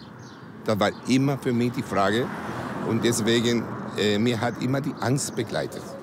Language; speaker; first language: German; non-native, fluent; Spanish